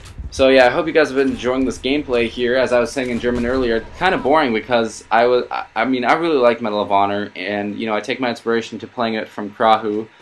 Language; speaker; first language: English; early bilingual, other home language; German